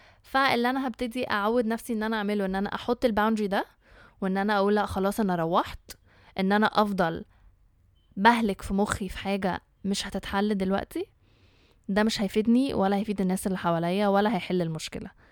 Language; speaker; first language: Arabic; early bilingual, heritage; Arabic